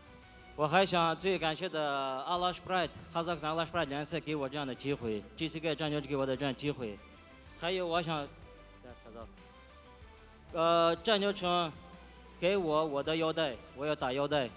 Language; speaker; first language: Chinese; non-native, fluent; Russian